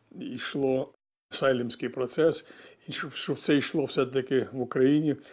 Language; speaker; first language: Ukrainian; native; Ukrainian